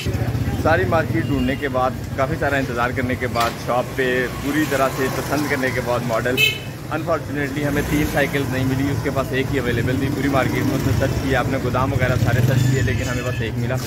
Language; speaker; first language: Hindi; non-native, local second language; Punjabi